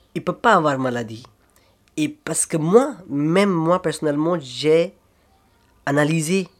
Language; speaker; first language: French; non-native, learner; Hindi